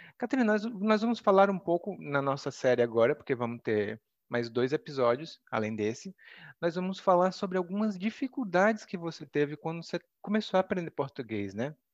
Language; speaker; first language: Portuguese; native; Portuguese